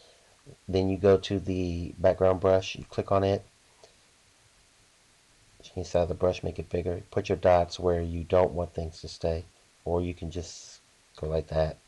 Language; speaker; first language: English; native; English